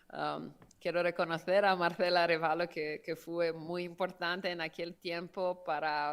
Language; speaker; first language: Spanish; non-native, fluent; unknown